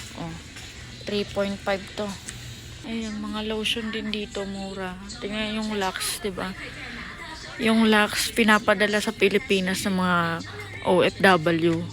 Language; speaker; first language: Filipino; native; Filipino